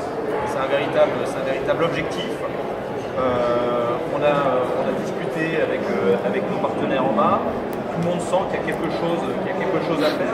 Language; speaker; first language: French; native; French